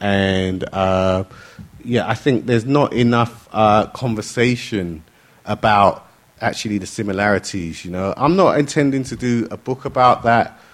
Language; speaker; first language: English; native; English